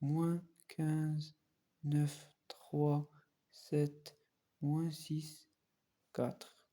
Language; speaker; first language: French; non-native, local second language; Arabic